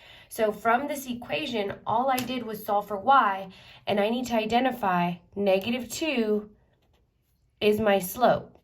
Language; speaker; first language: English; native; English